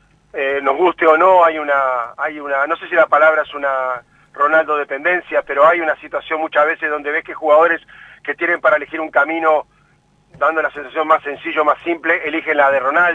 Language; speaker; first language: Spanish; native; Spanish